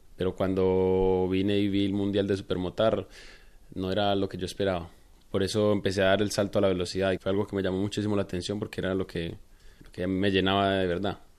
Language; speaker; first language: Spanish; native; Spanish